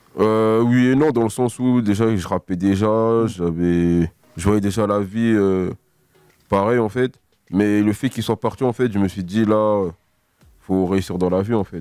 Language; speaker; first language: French; early bilingual, other home language; Lingala